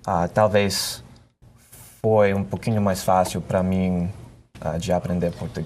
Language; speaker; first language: Portuguese; non-native, learner; English